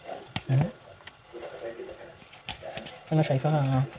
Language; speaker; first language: Arabic; native; Arabic